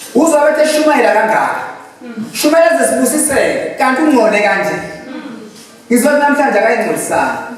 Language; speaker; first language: Zulu; native; Zulu